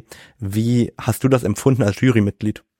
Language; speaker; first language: German; native; German